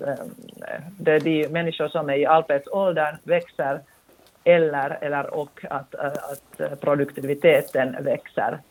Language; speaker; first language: Swedish; non-native, local second language; Finnish